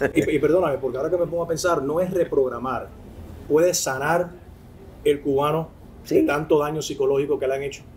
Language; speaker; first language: Spanish; native; Spanish